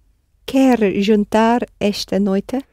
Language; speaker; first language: Portuguese; non-native, learner; English